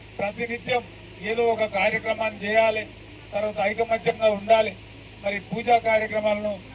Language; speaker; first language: Telugu; native; Telugu